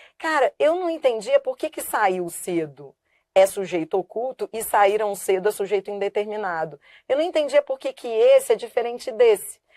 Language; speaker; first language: Portuguese; native; Portuguese